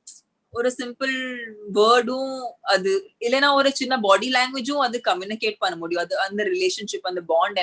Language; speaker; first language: Tamil; non-native, local second language; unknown